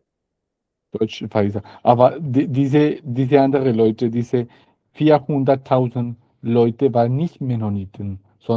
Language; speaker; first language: German; non-native, learner; Spanish